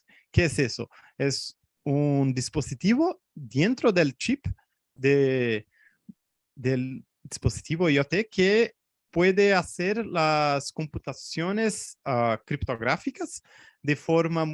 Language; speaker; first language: Spanish; non-native, fluent; Portuguese